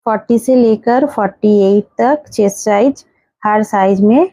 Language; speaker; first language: Hindi; non-native, local second language; Bangla